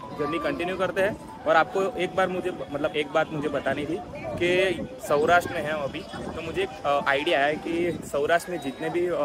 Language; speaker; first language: Hindi; non-native, local second language; Gujarati